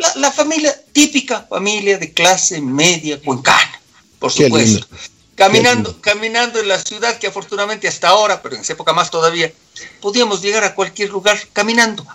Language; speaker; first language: Spanish; native; Spanish